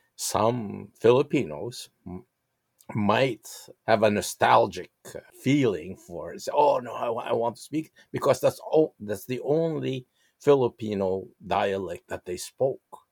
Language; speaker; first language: English; non-native, local second language; Filipino